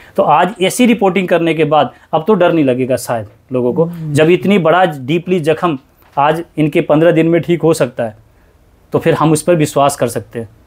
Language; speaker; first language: Hindi; native; Hindi